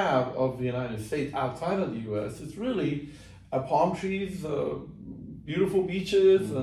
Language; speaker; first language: English; non-native, fluent; Persian